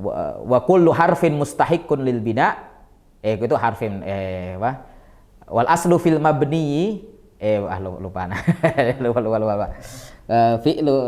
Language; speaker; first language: Arabic; non-native, fluent; Indonesian